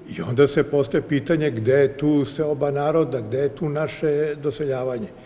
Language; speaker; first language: Serbian; native; Serbian